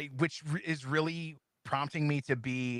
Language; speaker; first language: English; native; English